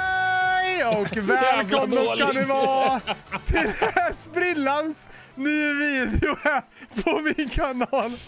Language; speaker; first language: Swedish; native; Swedish